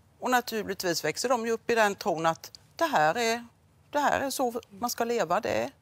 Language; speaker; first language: Swedish; native; Swedish